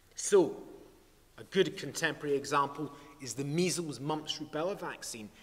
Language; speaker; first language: English; native; English